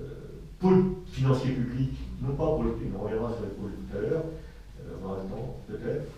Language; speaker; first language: French; native; French